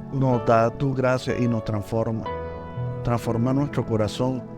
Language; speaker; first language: Spanish; native; Spanish